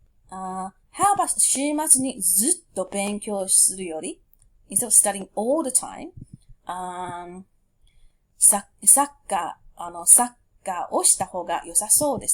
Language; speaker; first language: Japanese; non-native, fluent; English